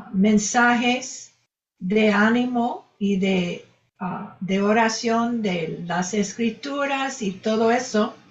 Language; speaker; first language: Spanish; non-native, fluent; English